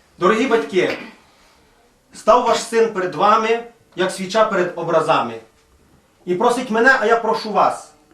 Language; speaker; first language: Ukrainian; native; Ukrainian